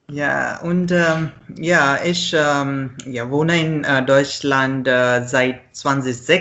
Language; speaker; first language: German; non-native, learner; Marathi